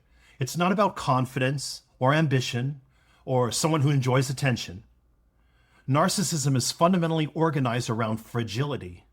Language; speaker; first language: English; native; English